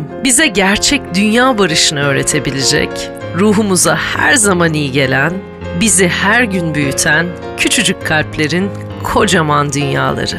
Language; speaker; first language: Turkish; native; Turkish